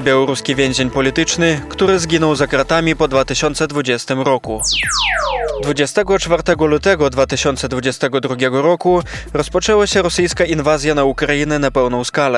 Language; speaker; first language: Polish; native; Polish